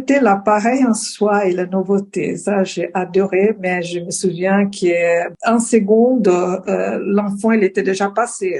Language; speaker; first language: French; non-native, fluent; Portuguese